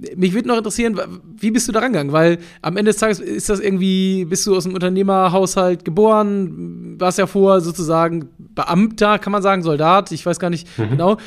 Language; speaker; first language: German; native; German